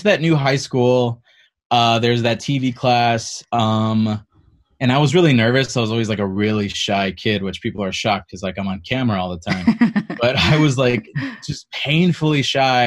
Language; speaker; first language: English; native; English